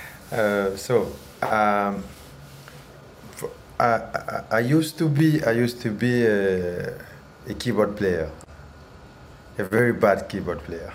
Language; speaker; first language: English; non-native, learner; French